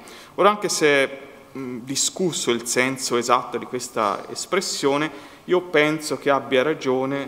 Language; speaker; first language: Italian; native; Italian